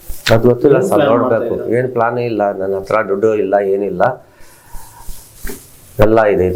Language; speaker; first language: Kannada; non-native, local second language; Telugu